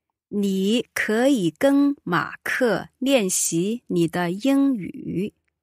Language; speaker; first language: Chinese; native; Chinese